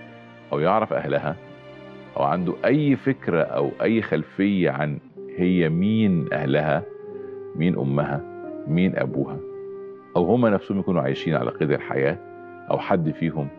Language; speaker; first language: Arabic; native; Arabic